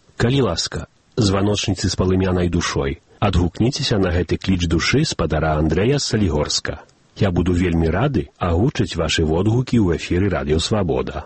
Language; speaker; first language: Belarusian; early bilingual, heritage; Belarusian